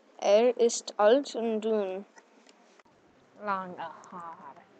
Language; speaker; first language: German; non-native, learner; English